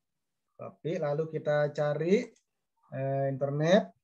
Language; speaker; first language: Indonesian; native; Indonesian